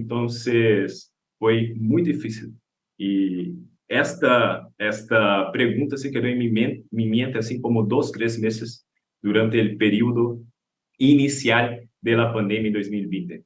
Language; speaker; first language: Spanish; non-native, learner; Portuguese